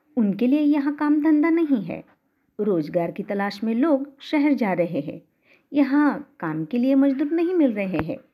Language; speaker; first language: Hindi; non-native, local second language; Marathi